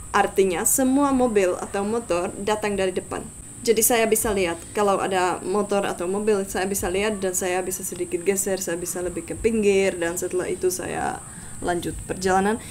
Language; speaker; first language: Indonesian; non-native, fluent; Czech